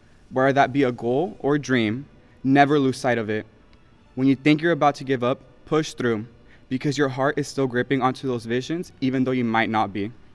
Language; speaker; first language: English; early bilingual, other home language; Spanish